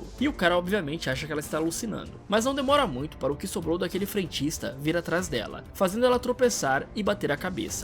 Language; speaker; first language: Portuguese; native; Portuguese